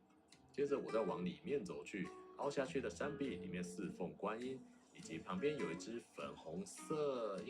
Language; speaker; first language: Chinese; native; Chinese